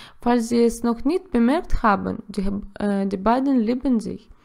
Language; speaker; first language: German; non-native, learner; Russian